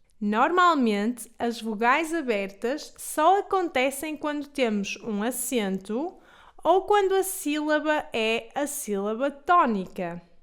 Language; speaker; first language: Portuguese; native; Portuguese